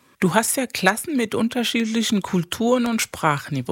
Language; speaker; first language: German; non-native, fluent; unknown